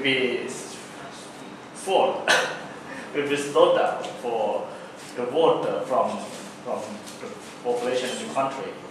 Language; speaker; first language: English; non-native, learner; Thai